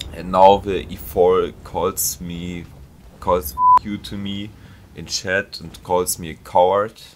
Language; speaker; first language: English; non-native, fluent; German